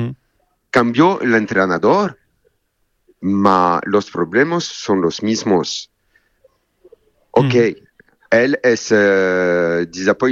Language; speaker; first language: Spanish; non-native, learner; French